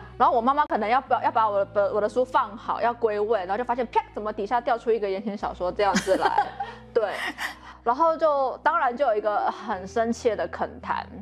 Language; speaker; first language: Chinese; native; Chinese